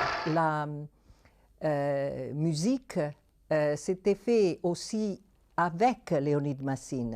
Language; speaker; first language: French; non-native, fluent; Italian